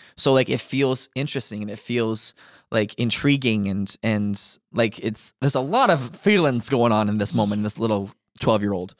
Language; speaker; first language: English; native; English